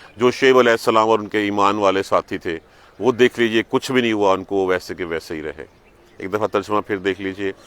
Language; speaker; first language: Urdu; non-native, local second language; Punjabi